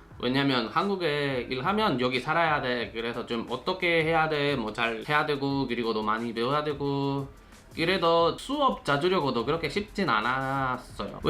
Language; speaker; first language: Korean; non-native, learner; Spanish